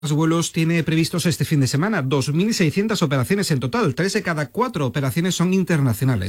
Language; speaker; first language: Spanish; native; Spanish